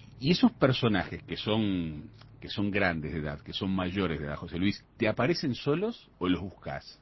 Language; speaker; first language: Spanish; native; Spanish